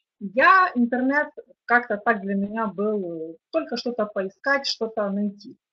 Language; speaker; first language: Russian; non-native, local second language; Ukrainian